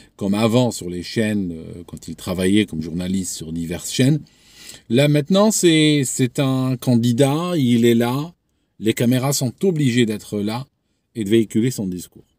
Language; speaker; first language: French; non-native, local second language; Arabic